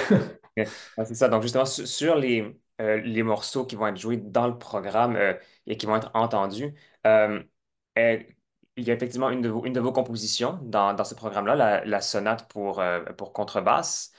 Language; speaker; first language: French; native; French